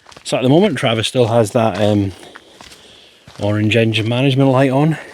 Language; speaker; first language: English; native; English